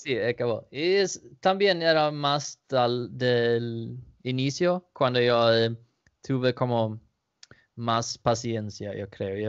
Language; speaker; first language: Spanish; non-native, learner; Danish